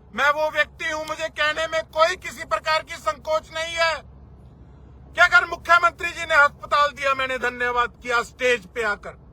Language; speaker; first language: Hindi; non-native, local second language; Punjabi